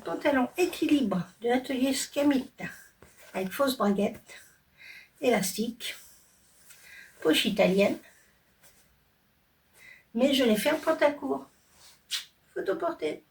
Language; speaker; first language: French; native; French